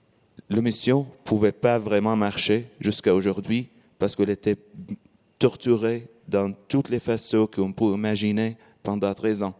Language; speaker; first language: French; non-native, learner; Arabic